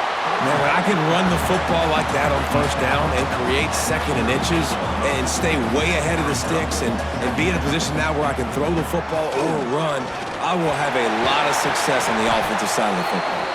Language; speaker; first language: English; native; English